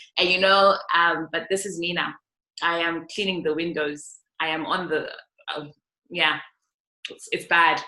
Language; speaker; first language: English; non-native, local second language; North Ndebele